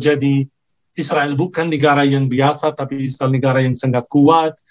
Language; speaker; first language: Indonesian; non-native, fluent; Arabic